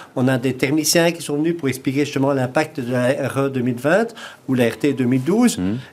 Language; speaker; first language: French; native; French